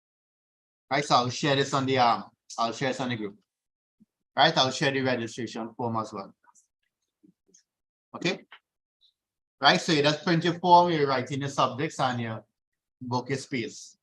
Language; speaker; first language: English; native; English